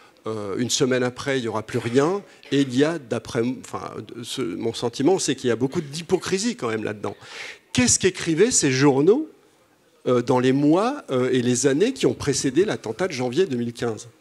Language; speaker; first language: French; native; French